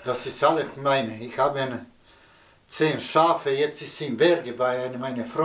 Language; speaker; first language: German; non-native, learner; Serbian